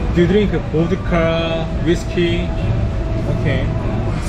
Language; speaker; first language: English; non-native, learner; Korean